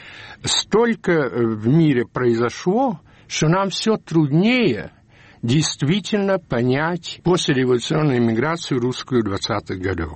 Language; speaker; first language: Russian; early bilingual, heritage; Russian